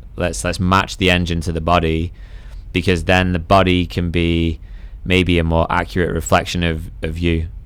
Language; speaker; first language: English; native; English